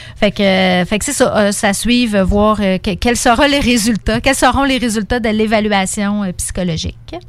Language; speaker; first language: French; native; French